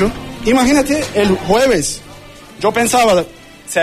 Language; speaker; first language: Spanish; non-native, learner; Turkish